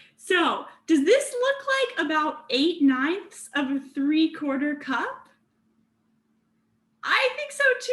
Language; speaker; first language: English; native; English